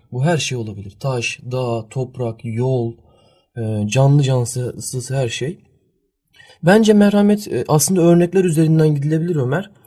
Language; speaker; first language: Turkish; early bilingual, heritage; Turkish